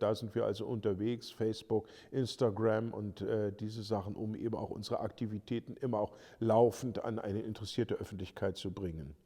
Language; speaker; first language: German; native; German